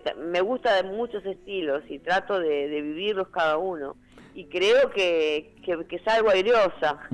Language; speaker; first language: Spanish; native; Spanish